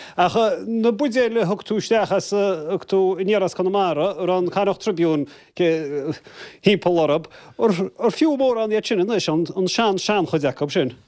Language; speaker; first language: Irish; native; Irish